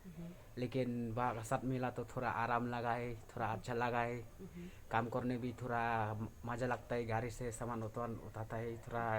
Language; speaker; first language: Hindi; non-native, local second language; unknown